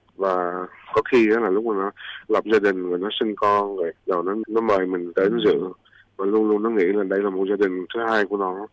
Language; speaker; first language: Vietnamese; early bilingual, heritage; Vietnamese